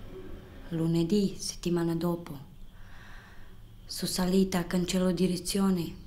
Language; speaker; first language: Italian; non-native, fluent; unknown